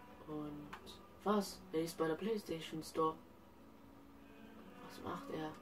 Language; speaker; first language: German; non-native, learner; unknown